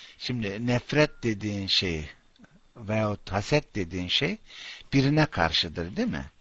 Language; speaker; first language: Turkish; non-native, fluent; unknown